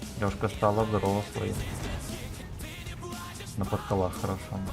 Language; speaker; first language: Russian; native; Russian